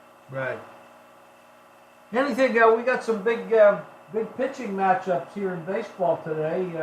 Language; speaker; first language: English; native; English